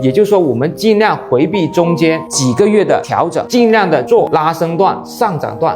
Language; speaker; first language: Chinese; native; Chinese